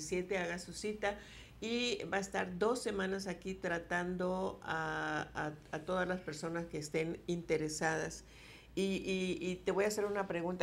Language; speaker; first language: Spanish; native; Spanish